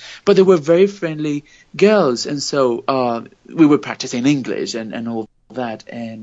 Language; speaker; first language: English; non-native, fluent; Spanish